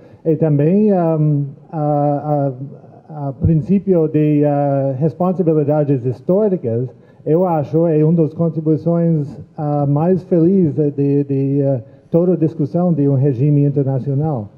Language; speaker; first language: Portuguese; non-native, fluent; English